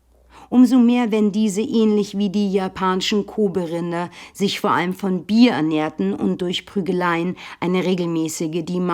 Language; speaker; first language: German; native; German